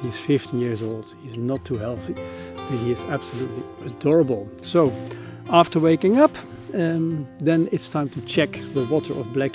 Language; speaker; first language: English; non-native, fluent; Dutch